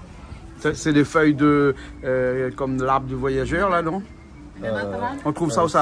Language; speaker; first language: French; native; French